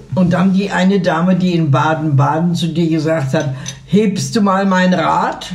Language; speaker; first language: German; native; German